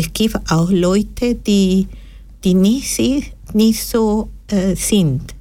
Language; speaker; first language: German; non-native, fluent; Spanish